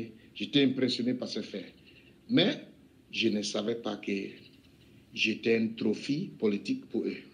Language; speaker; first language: French; non-native, local second language; English